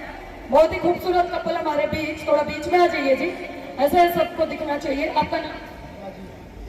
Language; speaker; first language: Hindi; native; Hindi